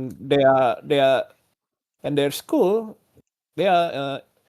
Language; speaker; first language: English; non-native, learner; Indonesian